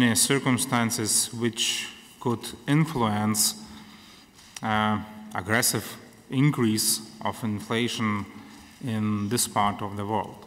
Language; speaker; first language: English; non-native, fluent; Lithuanian